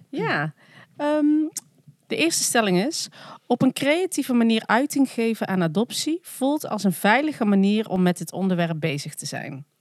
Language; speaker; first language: Dutch; native; Dutch